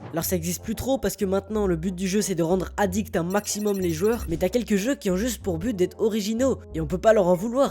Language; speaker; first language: French; native; French